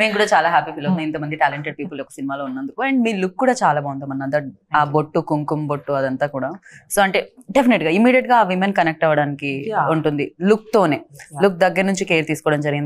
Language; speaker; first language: Telugu; native; Telugu